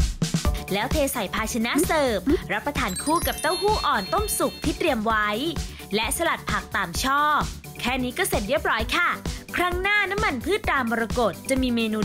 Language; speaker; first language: Thai; native; Thai